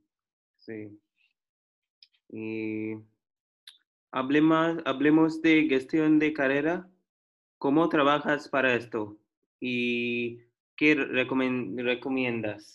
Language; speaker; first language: Spanish; non-native, learner; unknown